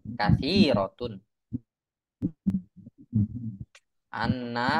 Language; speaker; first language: Arabic; non-native, fluent; Indonesian